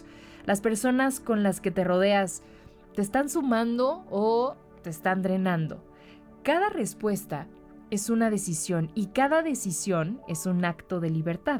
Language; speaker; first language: Spanish; native; Spanish